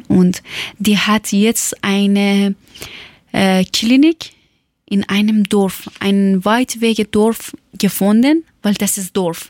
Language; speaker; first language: German; non-native, learner; Persian